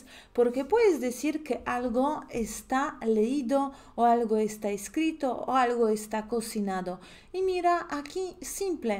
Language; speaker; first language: Spanish; non-native, fluent; Polish